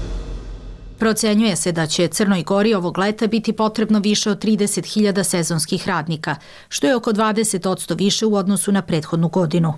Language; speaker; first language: Serbian; native; Serbian